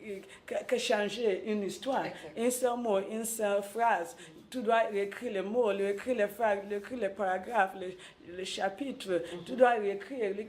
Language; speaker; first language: French; non-native, local second language; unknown